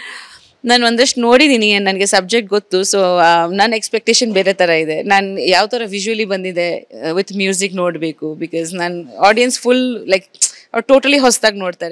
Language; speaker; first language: Kannada; non-native, fluent; Bangla